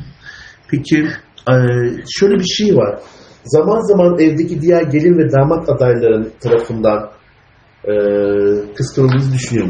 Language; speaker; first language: Turkish; native; Turkish